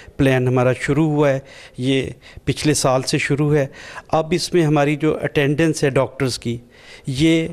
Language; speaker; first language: Urdu; non-native, local second language; Punjabi